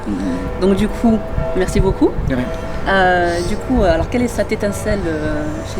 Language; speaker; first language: French; native; French